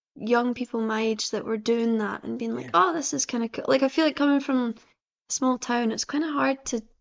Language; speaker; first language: English; native; English